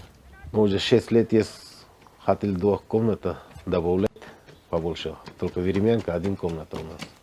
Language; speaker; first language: Russian; non-native, learner; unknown